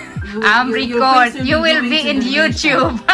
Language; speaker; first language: English; non-native, learner; Indonesian